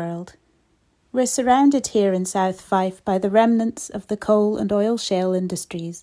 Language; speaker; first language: English; native; English